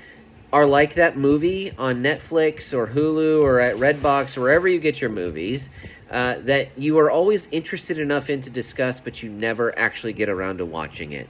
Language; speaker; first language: English; native; English